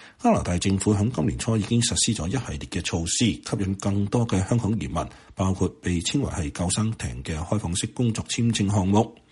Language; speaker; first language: Chinese; non-native, local second language; Cantonese